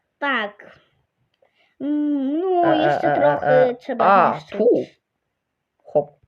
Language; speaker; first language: Polish; non-native, learner; Russian